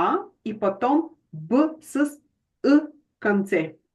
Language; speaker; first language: Russian; non-native, fluent; Bulgarian